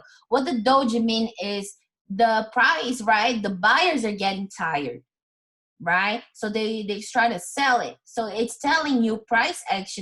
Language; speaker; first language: English; non-native, fluent; Portuguese